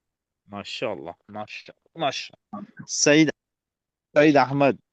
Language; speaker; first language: Arabic; non-native, learner; Urdu